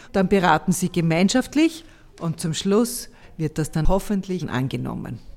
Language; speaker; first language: German; native; German